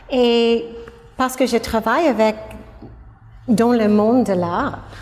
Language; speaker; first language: French; non-native, fluent; English